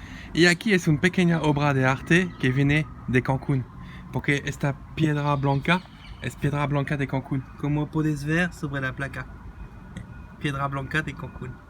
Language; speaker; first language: Spanish; non-native, learner; French